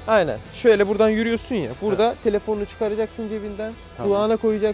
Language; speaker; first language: Turkish; native; Turkish